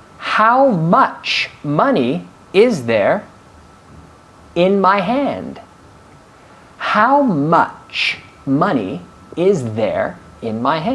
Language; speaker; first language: English; non-native, fluent; Spanish